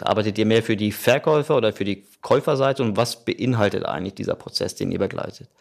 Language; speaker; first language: German; native; German